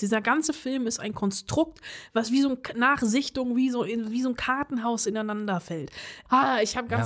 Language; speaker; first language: German; native; German